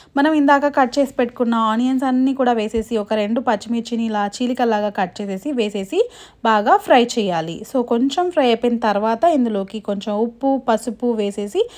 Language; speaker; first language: Telugu; non-native, local second language; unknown